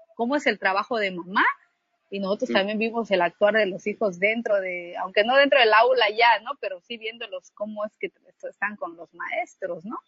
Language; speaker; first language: Spanish; native; Spanish